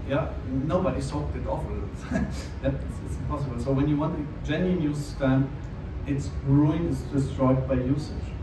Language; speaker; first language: English; non-native, fluent; German